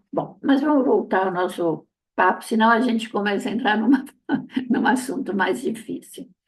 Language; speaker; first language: Portuguese; non-native, fluent; Italian